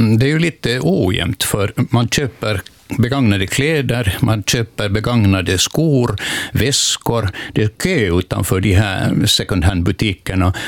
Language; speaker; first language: Swedish; native; Swedish